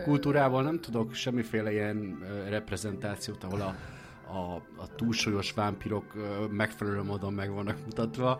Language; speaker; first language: Hungarian; native; Hungarian